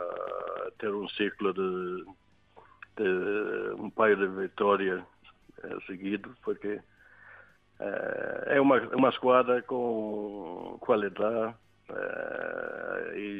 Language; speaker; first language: Italian; non-native, learner; Swedish